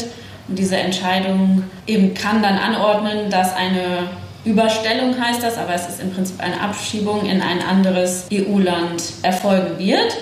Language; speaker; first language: German; native; German